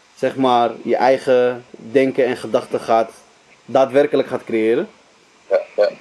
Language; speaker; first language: Dutch; early bilingual, other home language; Arabic